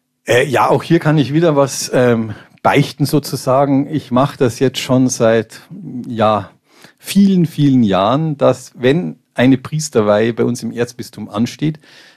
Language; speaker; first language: German; native; German